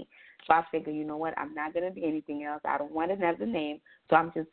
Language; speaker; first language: English; non-native, fluent; Haitian Creole